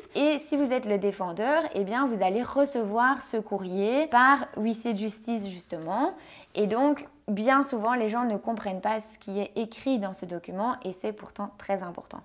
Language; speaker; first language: French; native; French